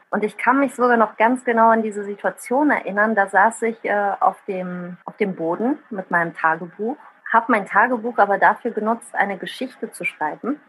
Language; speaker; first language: German; early bilingual, other home language; Italian